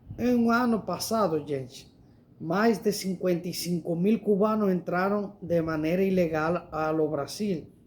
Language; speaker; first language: Portuguese; non-native, learner; Spanish